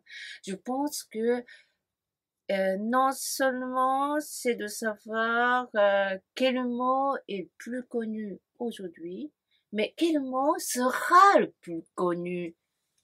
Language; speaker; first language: French; non-native, fluent; Japanese